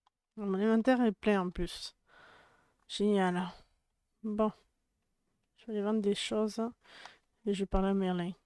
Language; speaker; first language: French; native; French